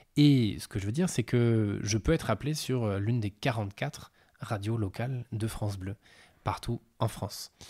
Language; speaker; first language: French; native; French